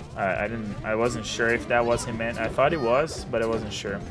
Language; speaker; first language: English; non-native, fluent; Portuguese